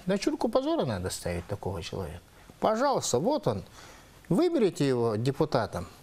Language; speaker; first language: Russian; non-native, local second language; Yakut